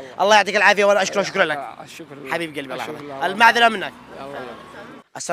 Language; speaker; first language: Arabic; native; Arabic